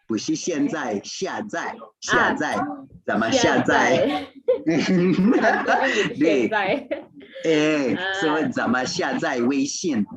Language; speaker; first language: Chinese; non-native, fluent; English